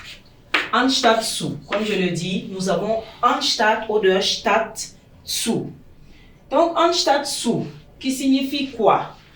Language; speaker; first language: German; non-native, fluent; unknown